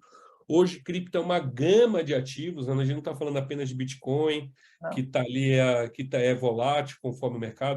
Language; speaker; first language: Portuguese; native; Portuguese